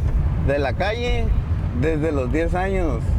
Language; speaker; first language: Spanish; native; Spanish